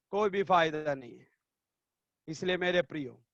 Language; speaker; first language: Hindi; non-native, local second language; Malayalam